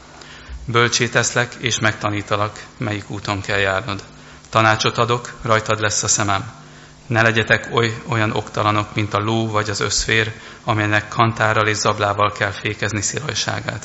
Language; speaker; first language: Hungarian; native; Hungarian